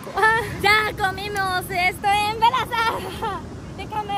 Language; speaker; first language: Spanish; non-native, fluent; Japanese